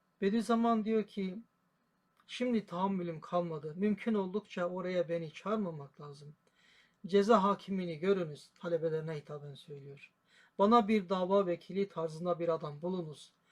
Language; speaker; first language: Turkish; native; Turkish